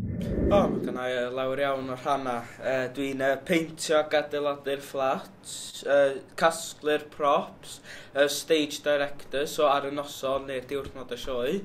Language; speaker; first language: Welsh; native; Welsh